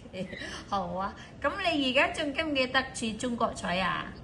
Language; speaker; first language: Cantonese; native; Cantonese